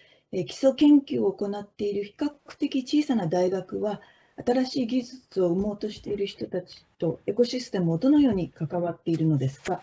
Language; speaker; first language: Japanese; native; Japanese